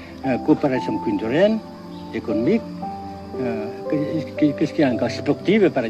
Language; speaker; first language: French; non-native, fluent; Vietnamese